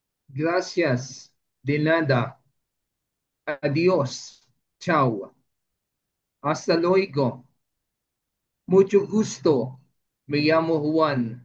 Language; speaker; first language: Spanish; non-native, learner; Filipino